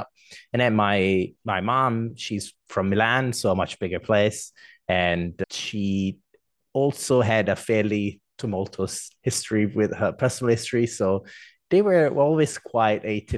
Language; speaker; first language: English; non-native, fluent; Italian